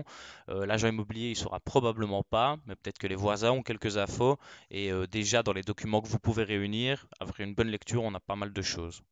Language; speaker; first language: French; native; French